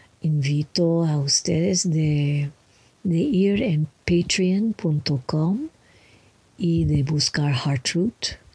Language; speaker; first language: Spanish; non-native, learner; English